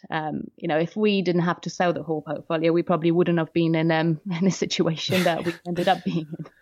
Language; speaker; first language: English; non-native, fluent; Polish